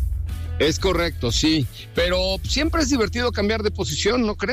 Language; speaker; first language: Spanish; native; Spanish